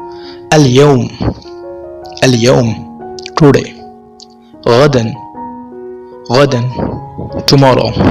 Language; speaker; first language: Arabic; non-native, fluent; Urdu